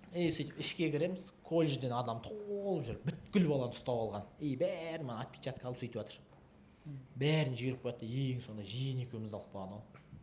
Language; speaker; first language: Kazakh; native; Kazakh